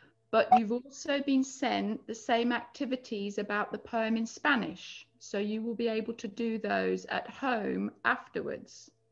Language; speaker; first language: English; native; English